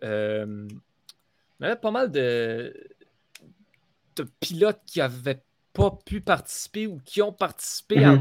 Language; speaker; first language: French; native; French